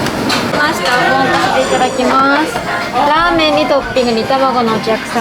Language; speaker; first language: Japanese; native; Japanese